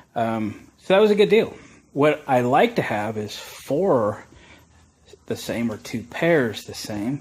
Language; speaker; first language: English; native; English